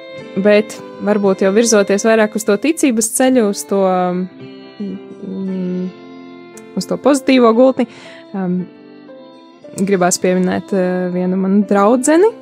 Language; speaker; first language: Latvian; native; Latvian